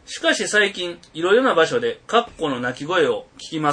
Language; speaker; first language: Japanese; native; Japanese